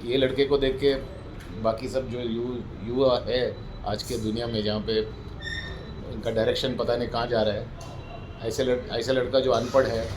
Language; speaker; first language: Hindi; non-native, local second language; Malayalam